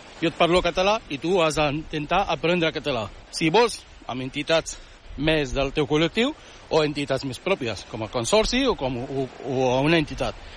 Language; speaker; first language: Catalan; early bilingual, other home language; Arabic